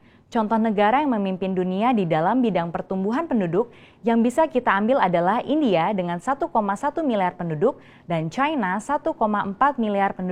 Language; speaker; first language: Indonesian; native; Indonesian